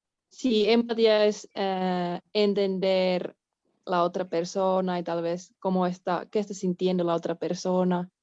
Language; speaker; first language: Spanish; non-native, fluent; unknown